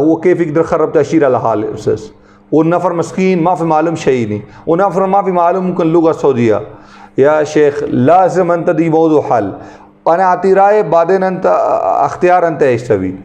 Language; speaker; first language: Arabic; non-native, learner; Urdu